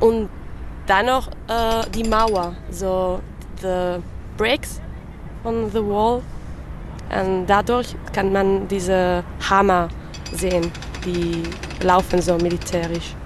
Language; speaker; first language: German; non-native, learner; French